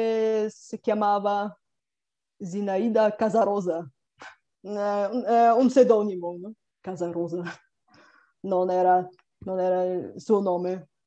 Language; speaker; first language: Italian; non-native, fluent; Bulgarian